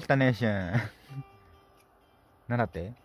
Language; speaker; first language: Japanese; native; Japanese